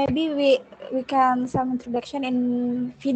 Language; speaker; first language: English; non-native, learner; Indonesian